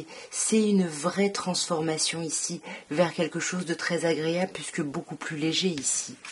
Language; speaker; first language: French; native; French